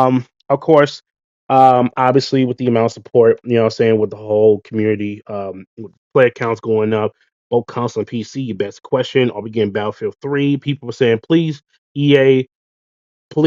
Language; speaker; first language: English; native; English